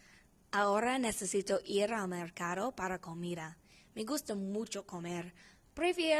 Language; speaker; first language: Spanish; non-native, learner; English